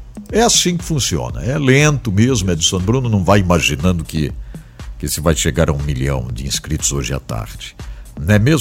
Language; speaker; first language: Portuguese; native; Portuguese